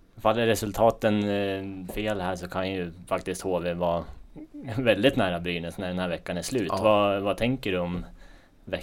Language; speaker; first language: Swedish; native; Swedish